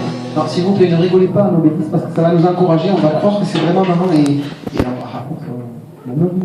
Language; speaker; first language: French; native; French